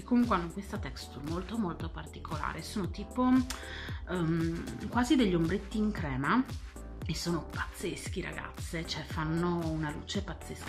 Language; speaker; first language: Italian; native; Italian